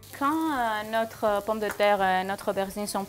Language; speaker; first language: French; non-native, learner; Greek